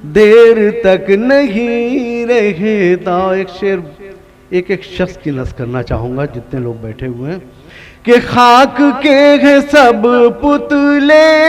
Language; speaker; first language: Urdu; native; Urdu